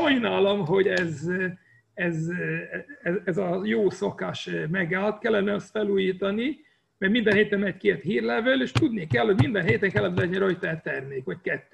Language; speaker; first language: Hungarian; non-native, fluent; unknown